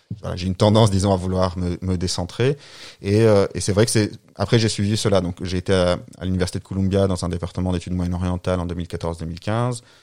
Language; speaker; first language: French; non-native, fluent; Arabic